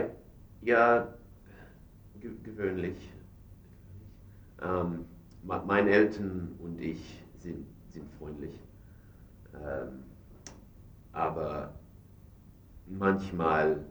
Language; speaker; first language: German; non-native, learner; English